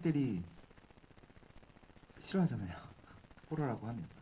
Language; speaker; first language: Korean; native; Korean